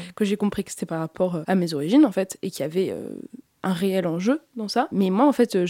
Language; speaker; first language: French; native; French